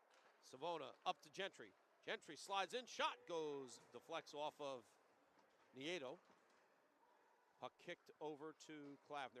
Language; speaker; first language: English; native; English